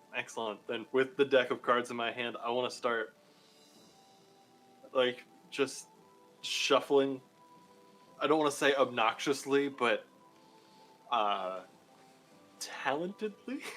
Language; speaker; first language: English; native; English